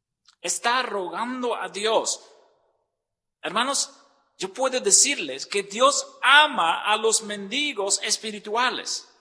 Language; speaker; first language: Spanish; non-native, fluent; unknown